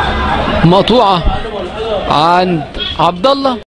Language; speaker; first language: Arabic; native; Arabic